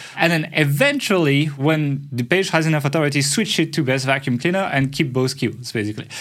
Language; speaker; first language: English; non-native, fluent; French